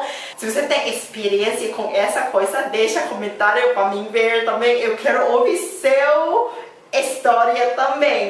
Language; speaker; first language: Portuguese; non-native, learner; Thai